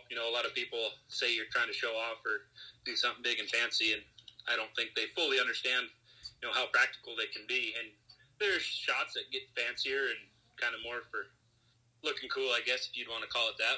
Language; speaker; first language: English; native; English